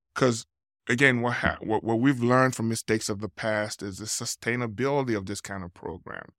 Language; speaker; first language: English; non-native, local second language; Yoruba